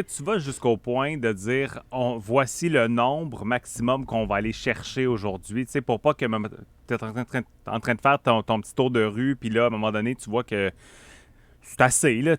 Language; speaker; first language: French; native; French